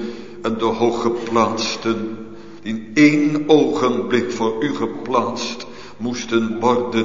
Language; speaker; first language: Dutch; native; Dutch